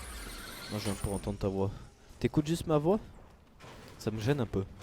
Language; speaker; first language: French; native; French